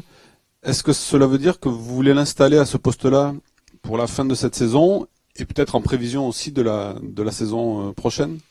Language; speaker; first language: French; native; French